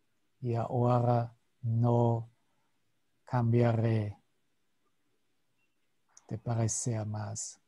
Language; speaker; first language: Spanish; non-native, fluent; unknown